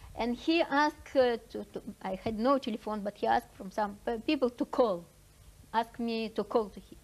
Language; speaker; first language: English; non-native, fluent; Russian